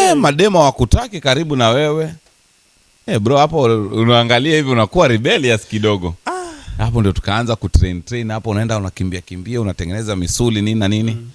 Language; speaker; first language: Swahili; native; Swahili